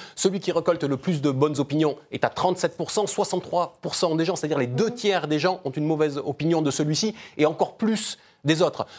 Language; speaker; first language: French; native; French